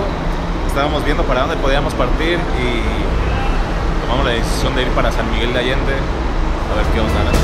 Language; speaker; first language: Spanish; native; Spanish